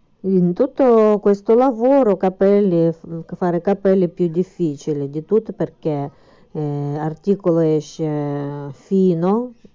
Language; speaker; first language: Italian; non-native, fluent; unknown